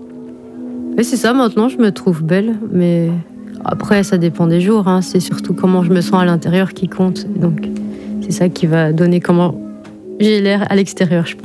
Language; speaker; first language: French; native; French